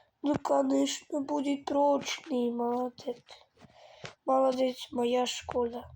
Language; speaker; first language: Russian; native; Russian